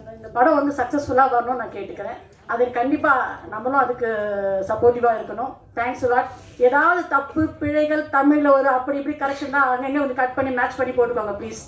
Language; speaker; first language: Tamil; non-native, local second language; Telugu